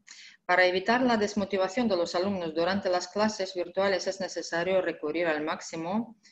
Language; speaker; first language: Spanish; non-native, fluent; Russian